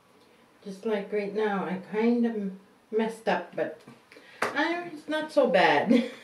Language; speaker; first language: English; native; English